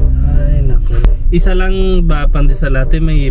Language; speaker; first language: Filipino; non-native, learner; Hindi